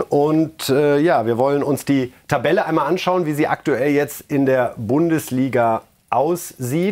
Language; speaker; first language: German; native; German